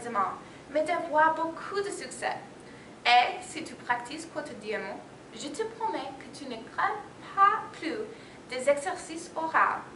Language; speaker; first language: French; non-native, learner; English